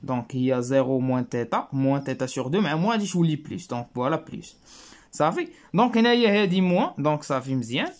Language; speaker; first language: French; non-native, local second language; Arabic